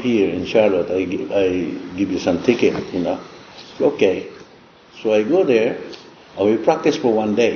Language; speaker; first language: English; non-native, local second language; Cebuano